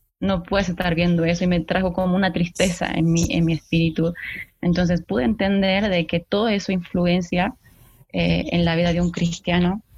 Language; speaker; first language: Spanish; native; Spanish